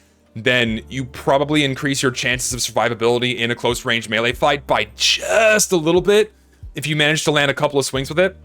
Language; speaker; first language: English; native; English